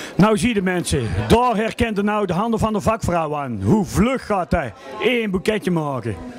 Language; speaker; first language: Dutch; native; Dutch